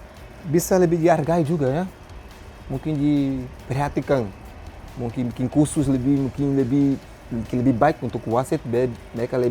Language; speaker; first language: Indonesian; non-native, fluent; Portuguese